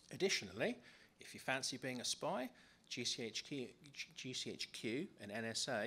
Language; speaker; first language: English; native; English